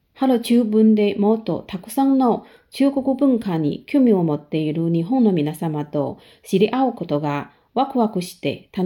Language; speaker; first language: Japanese; non-native, fluent; Chinese